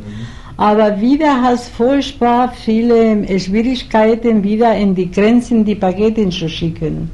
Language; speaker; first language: German; non-native, fluent; Spanish